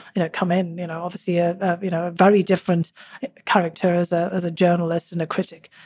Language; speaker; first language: English; native; English